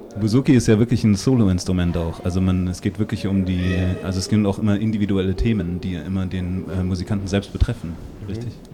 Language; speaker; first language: German; native; German